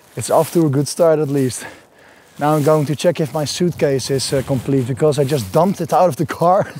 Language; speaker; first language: English; non-native, fluent; Dutch